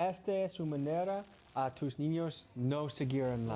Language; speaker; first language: Spanish; non-native, learner; English